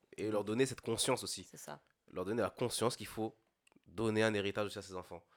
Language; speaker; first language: French; native; French